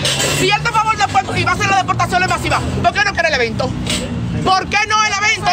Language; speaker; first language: Spanish; native; Spanish